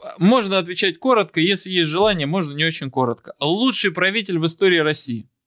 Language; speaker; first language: Russian; native; Russian